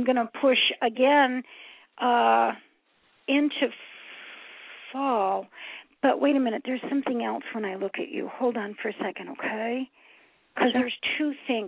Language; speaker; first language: English; native; English